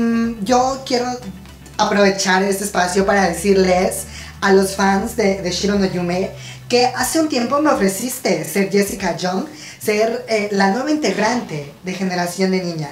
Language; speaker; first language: Spanish; native; Spanish